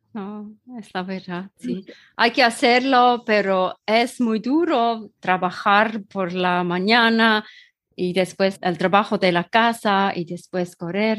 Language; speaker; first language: Spanish; non-native, learner; German